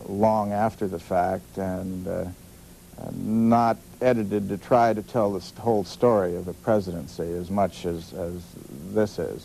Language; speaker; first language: English; native; English